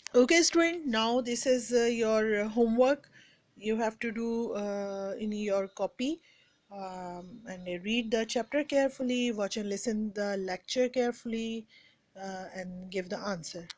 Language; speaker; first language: English; non-native, local second language; Urdu